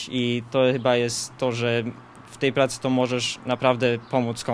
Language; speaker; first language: Polish; early bilingual, heritage; Polish